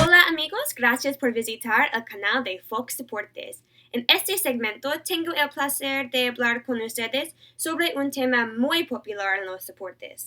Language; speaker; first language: Spanish; non-native, learner; English